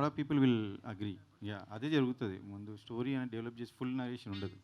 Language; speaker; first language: Telugu; native; Telugu